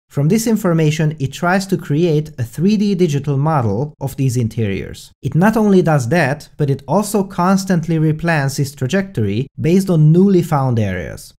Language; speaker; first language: English; non-native, fluent; Hungarian